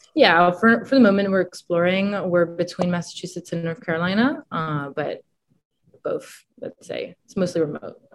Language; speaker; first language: English; non-native, fluent; Italian